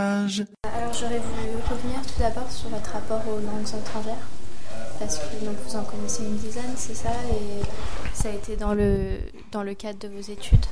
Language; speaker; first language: French; native; French